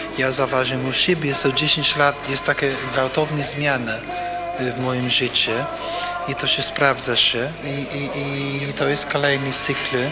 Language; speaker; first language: Polish; non-native, fluent; English